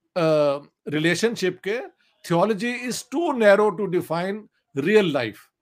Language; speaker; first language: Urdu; non-native, local second language; Punjabi